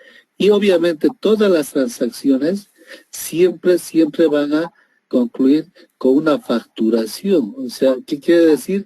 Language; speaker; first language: Spanish; native; Spanish